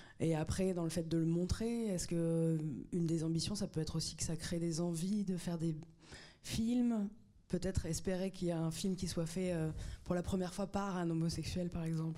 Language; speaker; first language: French; native; French